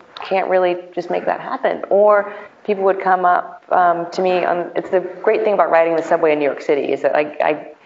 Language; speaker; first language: English; native; English